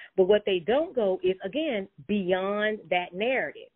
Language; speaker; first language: English; native; English